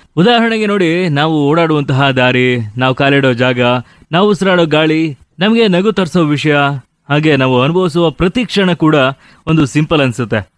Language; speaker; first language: Kannada; native; Kannada